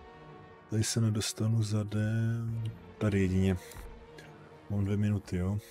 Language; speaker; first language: Czech; native; Czech